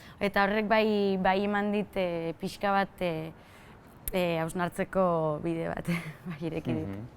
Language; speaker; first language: Basque; native; Basque